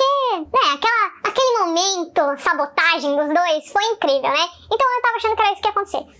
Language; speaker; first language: Portuguese; native; Portuguese